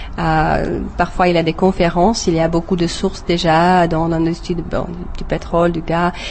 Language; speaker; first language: French; non-native, fluent; Romanian